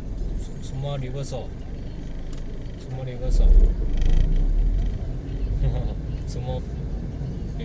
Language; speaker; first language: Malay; non-native, local second language; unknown